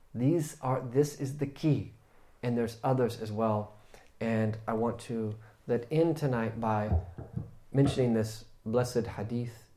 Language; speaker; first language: English; native; English